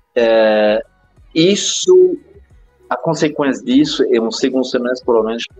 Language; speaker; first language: Portuguese; non-native, fluent; French